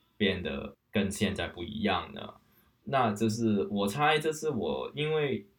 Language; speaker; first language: Chinese; non-native, local second language; Cantonese